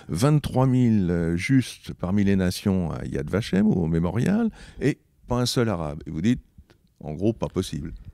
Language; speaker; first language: French; native; French